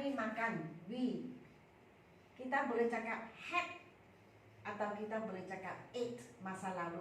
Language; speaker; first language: Malay; non-native, local second language; Chinese